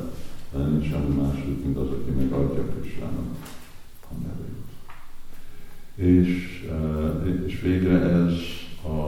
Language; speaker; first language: Hungarian; native; Hungarian